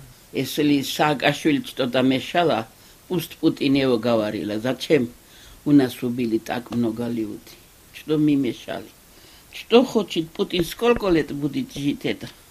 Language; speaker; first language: Russian; non-native, local second language; Georgian